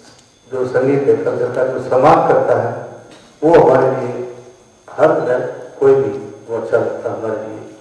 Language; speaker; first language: Hindi; native; Hindi